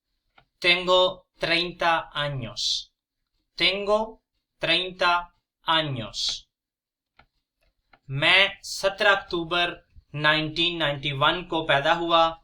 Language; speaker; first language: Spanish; non-native, fluent; Punjabi